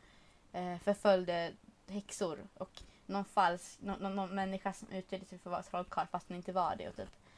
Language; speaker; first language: Swedish; native; Swedish